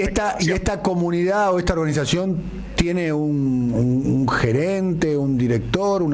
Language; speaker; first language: Spanish; native; Spanish